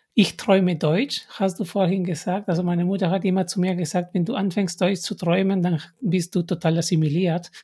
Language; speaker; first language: German; non-native, fluent; Spanish